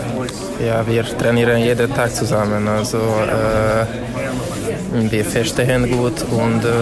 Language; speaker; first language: German; non-native, learner; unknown